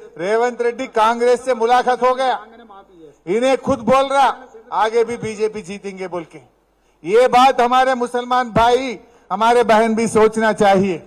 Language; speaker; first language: Hindi; non-native, local second language; Telugu